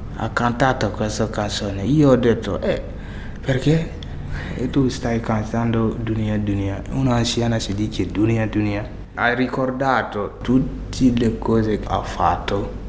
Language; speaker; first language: Italian; non-native, fluent; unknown